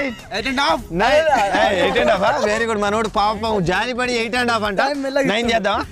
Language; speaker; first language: Telugu; native; Telugu